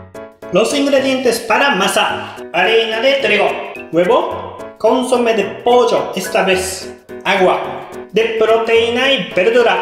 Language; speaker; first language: Spanish; non-native, learner; Japanese